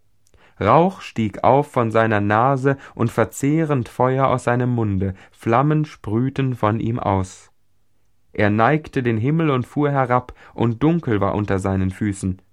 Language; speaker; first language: German; native; German